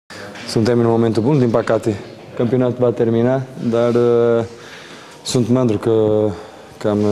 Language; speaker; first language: Romanian; non-native, fluent; Portuguese